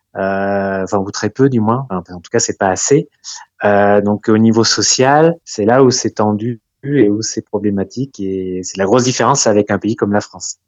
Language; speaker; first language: French; native; French